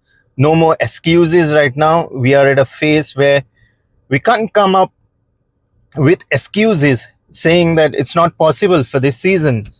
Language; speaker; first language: English; non-native, local second language; Konkani